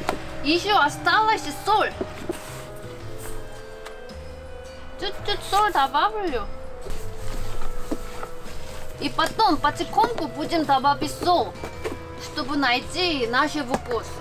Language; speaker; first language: Russian; non-native, learner; Korean